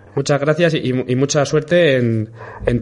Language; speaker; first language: Spanish; native; Spanish